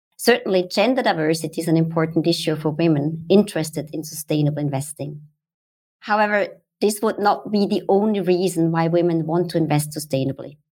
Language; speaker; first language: English; non-native, fluent; German